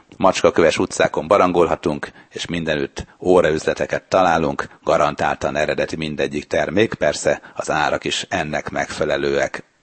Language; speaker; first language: Hungarian; native; Hungarian